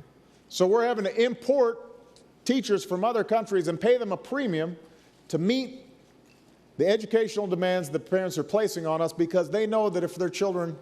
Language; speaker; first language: English; native; English